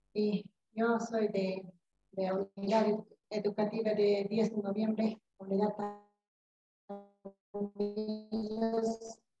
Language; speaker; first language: Spanish; non-native, local second language; Quechua